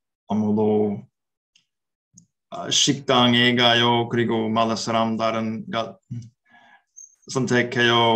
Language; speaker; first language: Korean; non-native, learner; English